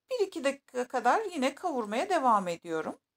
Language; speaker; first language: Turkish; native; Turkish